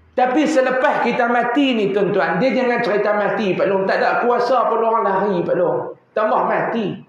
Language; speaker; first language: Malay; native; Malay